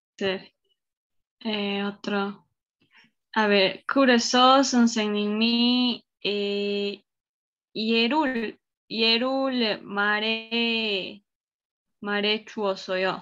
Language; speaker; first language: Korean; non-native, learner; Spanish